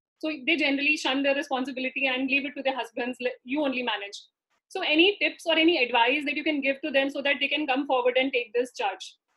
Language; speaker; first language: English; non-native, local second language; Hindi